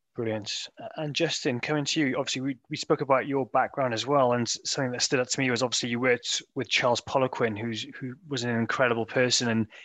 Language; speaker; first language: English; native; English